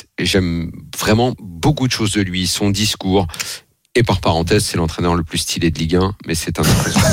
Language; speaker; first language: French; native; French